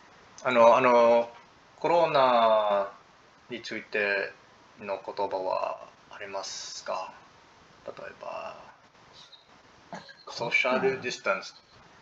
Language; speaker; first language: Japanese; non-native, learner; English